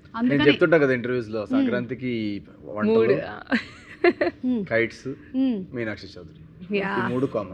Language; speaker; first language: Telugu; native; Telugu